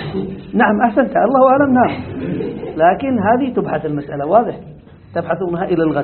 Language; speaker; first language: Arabic; native; Arabic